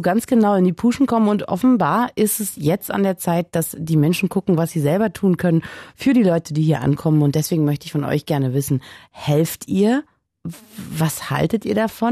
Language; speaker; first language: German; native; German